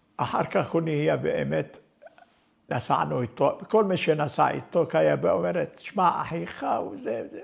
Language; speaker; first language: Hebrew; non-native, fluent; Arabic